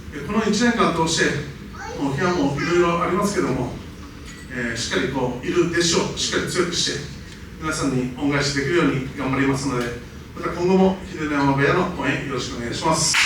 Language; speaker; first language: Japanese; native; Japanese